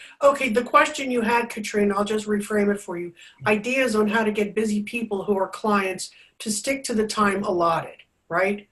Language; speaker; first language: English; native; English